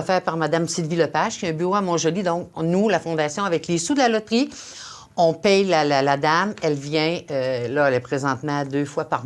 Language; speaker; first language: French; native; French